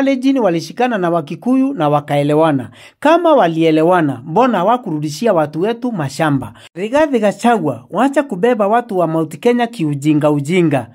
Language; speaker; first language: Swahili; non-native, local second language; Meru